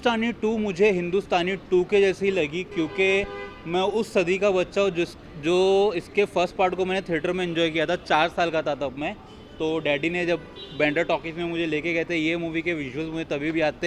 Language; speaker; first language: Hindi; native; Hindi